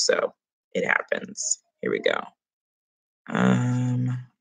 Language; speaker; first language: English; early bilingual, other home language; Spanish